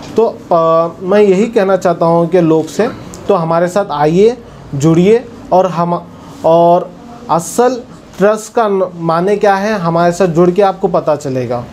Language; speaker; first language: Hindi; native; Hindi